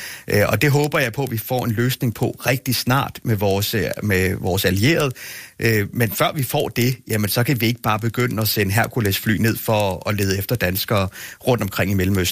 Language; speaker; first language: Danish; native; Danish